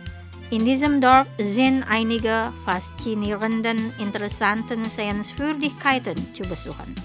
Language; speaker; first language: German; non-native, fluent; Indonesian